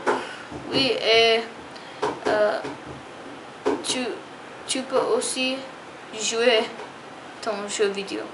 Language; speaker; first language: French; non-native, learner; English